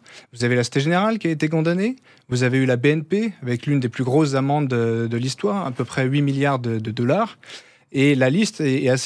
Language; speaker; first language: French; native; French